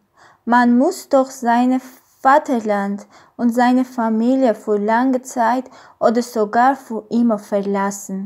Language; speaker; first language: German; non-native, learner; Armenian